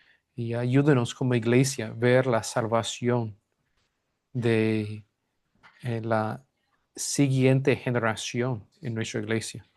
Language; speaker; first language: Spanish; non-native, fluent; English